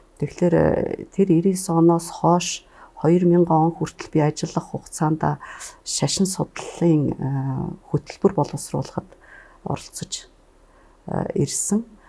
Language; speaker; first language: Mongolian; native; Mongolian